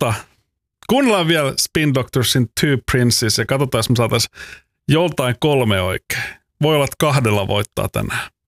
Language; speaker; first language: Finnish; native; Finnish